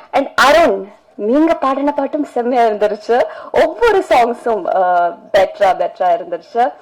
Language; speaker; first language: Tamil; non-native, fluent; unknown